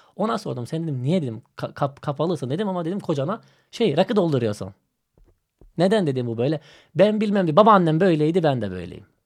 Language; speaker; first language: Turkish; non-native, fluent; Macedonian